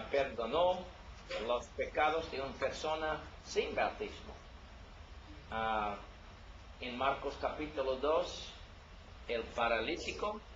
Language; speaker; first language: Spanish; non-native, learner; English